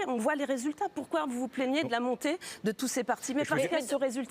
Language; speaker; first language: French; native; French